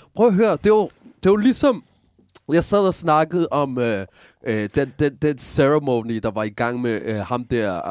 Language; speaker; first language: Danish; early bilingual, other home language; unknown